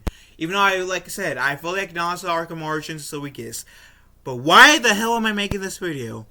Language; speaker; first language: English; native; English